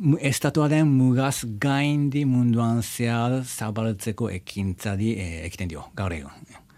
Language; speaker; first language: Basque; non-native, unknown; Japanese